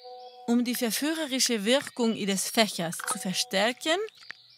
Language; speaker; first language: German; non-native, fluent; Spanish